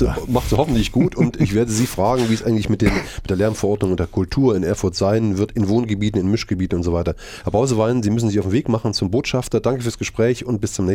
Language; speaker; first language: German; native; German